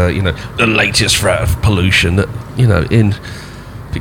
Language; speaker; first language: English; native; English